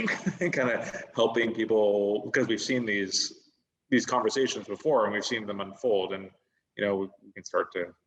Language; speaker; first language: English; native; English